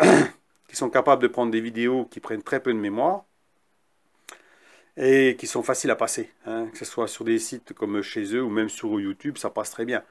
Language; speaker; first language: French; native; French